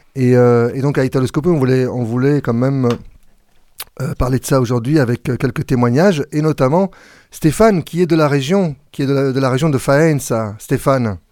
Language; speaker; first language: French; native; French